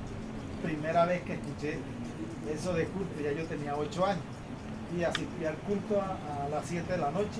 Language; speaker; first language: Spanish; native; Spanish